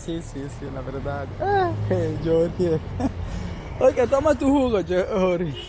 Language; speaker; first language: Spanish; non-native, learner; Swahili